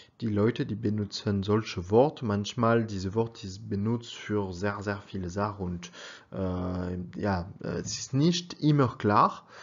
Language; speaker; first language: German; non-native, learner; French